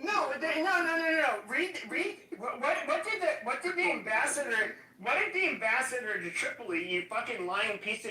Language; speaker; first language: English; native; English